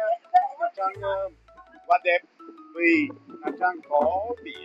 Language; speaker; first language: Vietnamese; non-native, learner; Russian